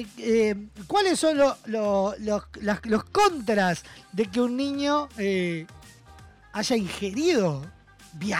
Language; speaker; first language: Spanish; native; Spanish